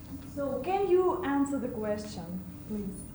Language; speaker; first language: English; non-native, fluent; Russian